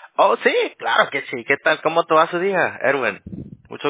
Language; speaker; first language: Spanish; early bilingual, heritage; Spanish